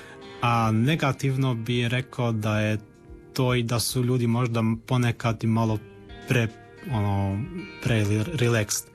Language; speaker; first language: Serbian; early bilingual, heritage; Croatian